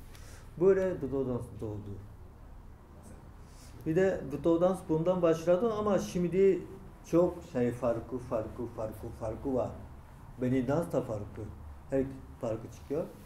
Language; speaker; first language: Turkish; non-native, learner; Japanese